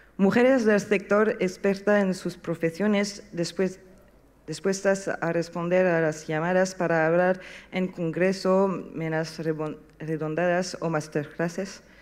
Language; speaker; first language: Spanish; non-native, learner; French